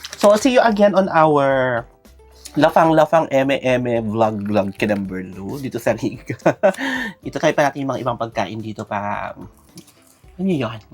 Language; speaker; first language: Filipino; non-native, local second language; Iloko